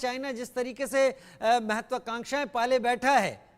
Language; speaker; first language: Hindi; native; Hindi